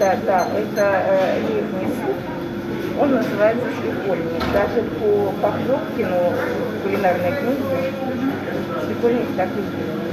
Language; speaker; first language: Russian; native; Russian